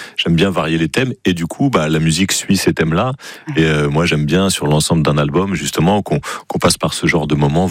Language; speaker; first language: French; native; French